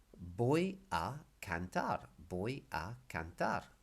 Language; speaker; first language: Spanish; non-native, fluent; English